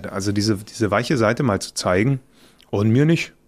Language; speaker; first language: German; native; German